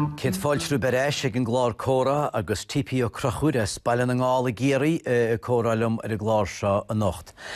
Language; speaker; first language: Irish; native; Irish